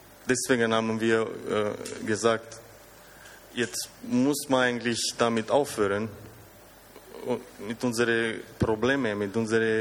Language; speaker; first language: German; non-native, fluent; Romanian